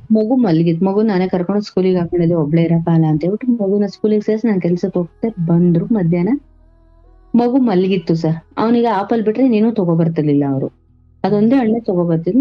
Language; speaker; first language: Kannada; native; Kannada